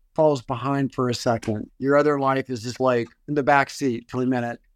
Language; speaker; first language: English; native; English